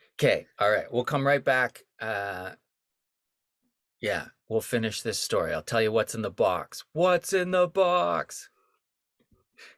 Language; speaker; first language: English; native; English